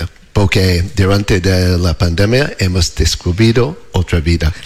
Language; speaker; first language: Spanish; non-native, learner; English